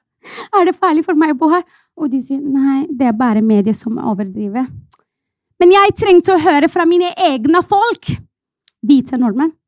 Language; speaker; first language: Norwegian; non-native, fluent; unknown